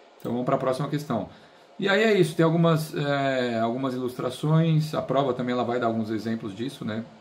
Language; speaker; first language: Portuguese; native; Portuguese